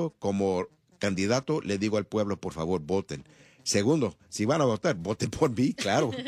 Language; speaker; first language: Spanish; early bilingual, heritage; Spanish